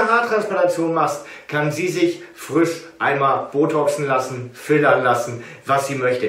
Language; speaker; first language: German; native; German